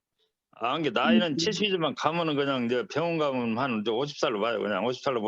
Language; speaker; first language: Korean; native; Korean